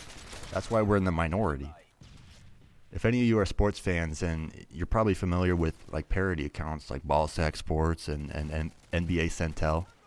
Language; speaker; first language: English; native; English